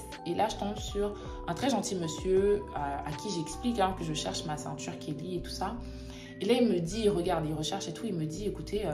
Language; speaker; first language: French; native; French